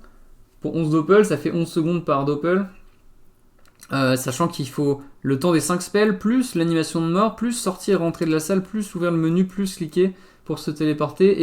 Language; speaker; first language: French; native; French